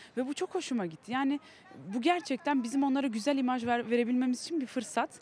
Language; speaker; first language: Turkish; early bilingual, heritage; Turkish